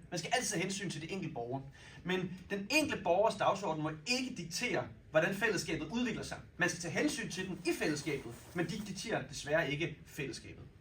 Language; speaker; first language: Danish; native; Danish